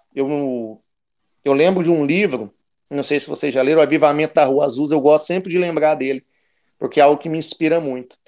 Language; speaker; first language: Portuguese; native; Portuguese